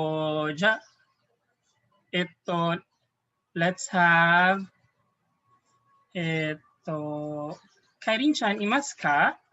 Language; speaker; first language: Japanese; non-native, fluent; Filipino